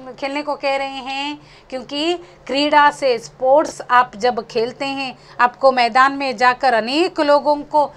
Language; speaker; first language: Hindi; non-native, local second language; Konkani